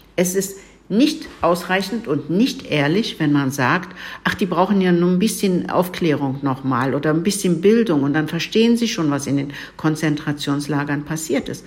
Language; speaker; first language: German; early bilingual, other home language; Turkish